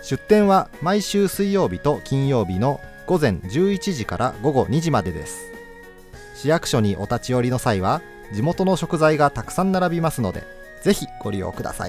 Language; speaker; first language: Japanese; native; Japanese